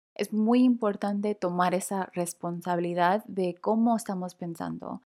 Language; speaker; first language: Spanish; early bilingual, heritage; Spanish